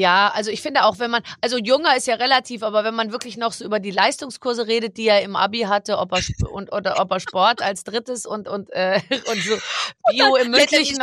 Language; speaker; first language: German; native; German